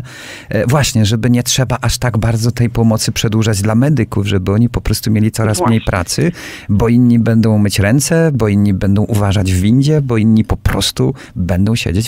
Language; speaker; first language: Polish; native; Polish